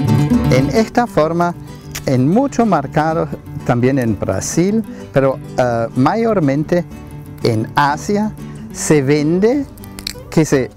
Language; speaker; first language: Spanish; non-native, fluent; German